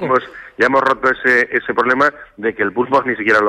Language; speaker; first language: Spanish; native; Spanish